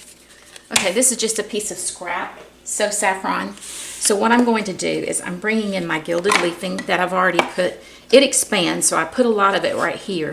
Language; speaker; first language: English; native; English